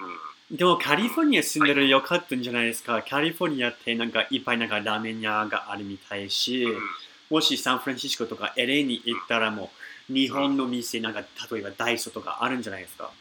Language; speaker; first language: Japanese; non-native, fluent; English